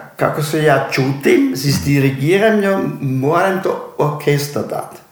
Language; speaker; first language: Croatian; native; Croatian